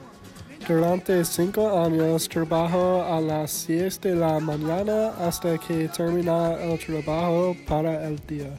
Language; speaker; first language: Spanish; non-native, learner; English